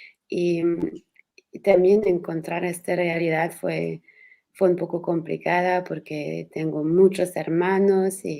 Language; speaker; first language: Spanish; non-native, learner; French